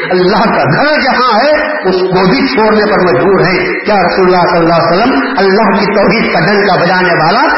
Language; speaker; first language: Urdu; native; Urdu